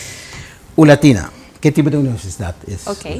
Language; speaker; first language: Spanish; non-native, learner; Papiamento